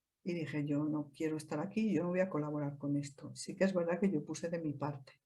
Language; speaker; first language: Spanish; native; Spanish